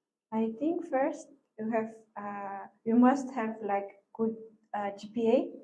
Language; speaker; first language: English; non-native, learner; Malagasy